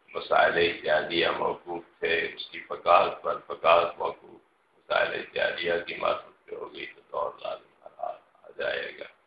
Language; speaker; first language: Urdu; non-native, local second language; Punjabi